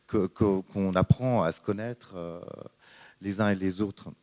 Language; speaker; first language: French; native; French